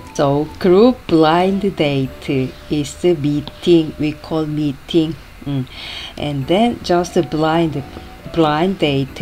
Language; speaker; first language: English; non-native, fluent; Korean